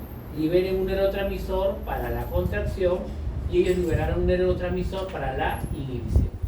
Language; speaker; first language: Spanish; native; Spanish